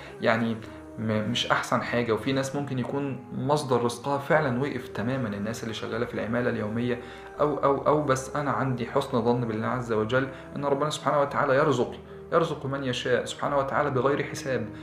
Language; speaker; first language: Arabic; native; Arabic